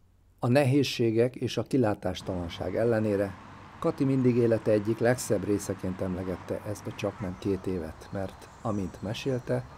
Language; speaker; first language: Hungarian; native; Hungarian